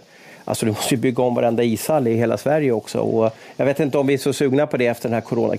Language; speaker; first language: Swedish; native; Swedish